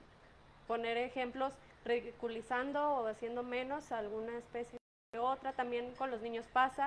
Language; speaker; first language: Spanish; native; Spanish